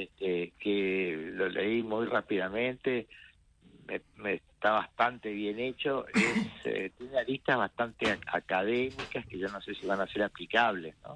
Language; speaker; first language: Spanish; native; Spanish